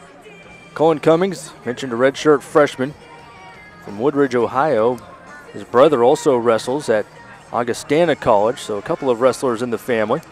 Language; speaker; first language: English; native; English